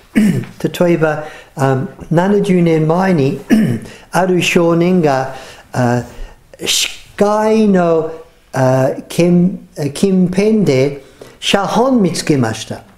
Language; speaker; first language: Japanese; non-native, fluent; English